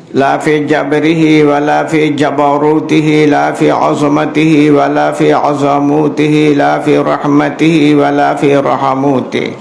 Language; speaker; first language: Arabic; non-native, fluent; Bangla